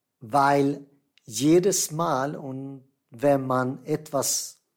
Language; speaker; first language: German; non-native, fluent; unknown